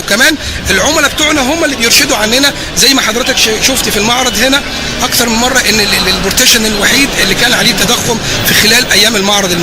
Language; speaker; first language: Arabic; native; Arabic